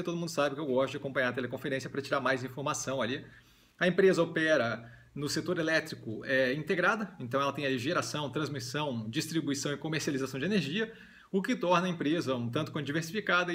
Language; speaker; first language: Portuguese; native; Portuguese